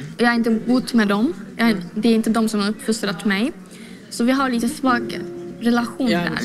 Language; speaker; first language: Swedish; early bilingual, other home language; Azerbaijani